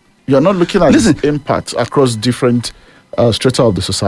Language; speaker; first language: English; non-native, local second language; Yoruba